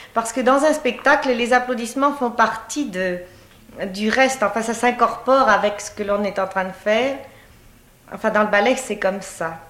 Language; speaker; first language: French; native; French